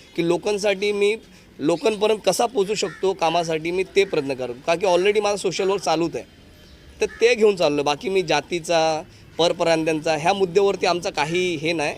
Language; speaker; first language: Marathi; non-native, local second language; Hindi